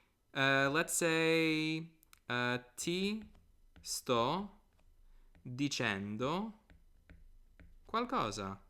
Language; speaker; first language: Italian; non-native, fluent; English